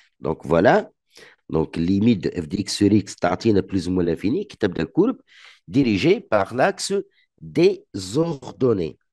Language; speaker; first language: French; non-native, local second language; Arabic